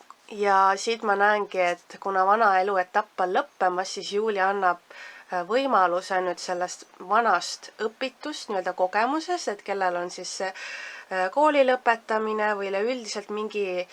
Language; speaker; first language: Estonian; native; Estonian